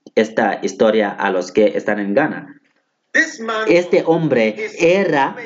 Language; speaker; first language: Spanish; non-native, fluent; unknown